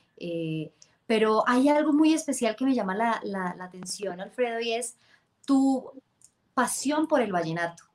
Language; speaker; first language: Spanish; native; Spanish